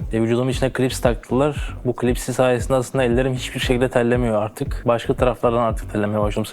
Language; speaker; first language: Turkish; native; Turkish